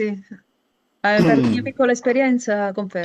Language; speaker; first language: Italian; native; Italian